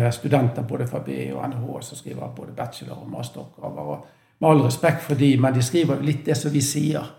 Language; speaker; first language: Norwegian; native; Norwegian